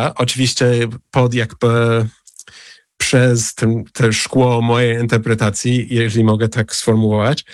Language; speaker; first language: Polish; non-native, fluent; English